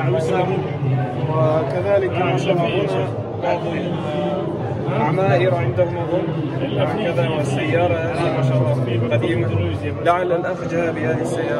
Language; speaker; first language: Arabic; native; Arabic